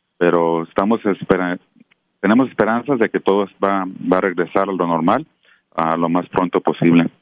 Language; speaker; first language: Spanish; native; Spanish